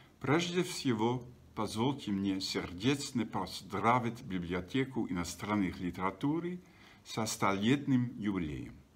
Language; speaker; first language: Russian; non-native, fluent; Dutch